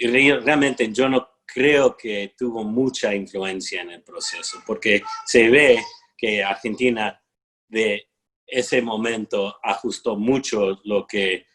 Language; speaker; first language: Spanish; non-native, fluent; English